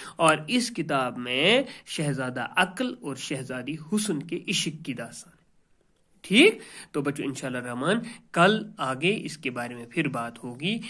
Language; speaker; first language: Urdu; non-native, local second language; Kashmiri